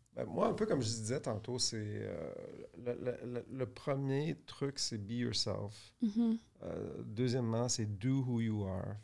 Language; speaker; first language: French; native; French